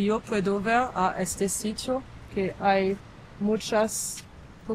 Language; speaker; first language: Spanish; non-native, learner; French